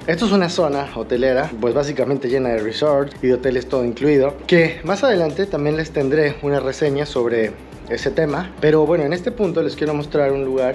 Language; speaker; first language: Spanish; native; Spanish